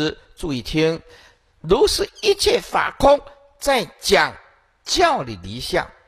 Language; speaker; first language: Chinese; native; Chinese